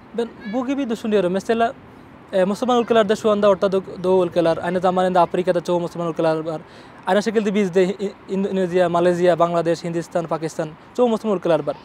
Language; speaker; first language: Turkish; non-native, learner; Bangla